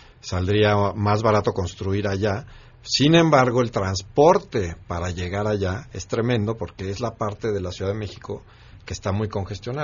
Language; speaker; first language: Spanish; native; Spanish